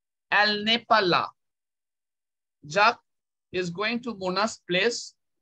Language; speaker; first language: French; non-native, fluent; Bangla